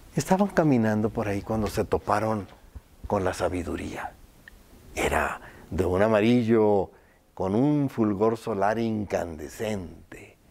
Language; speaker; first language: Spanish; native; Spanish